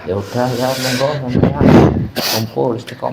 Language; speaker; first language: Indonesian; native; Indonesian